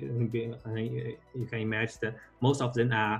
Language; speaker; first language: English; non-native, learner; Chinese